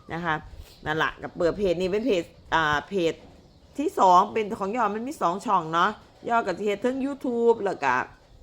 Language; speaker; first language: Thai; native; Thai